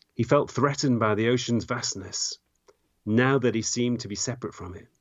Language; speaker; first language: English; native; English